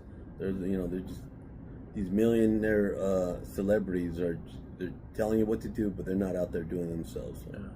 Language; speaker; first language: English; native; English